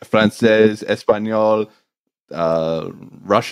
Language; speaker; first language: Spanish; non-native, learner; English